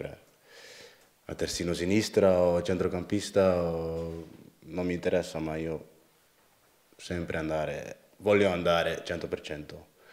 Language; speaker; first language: Italian; non-native, learner; Dutch